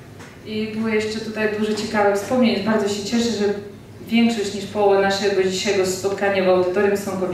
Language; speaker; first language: Polish; non-native, fluent; Georgian